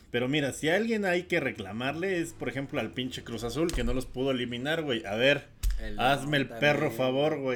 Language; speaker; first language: Spanish; native; Spanish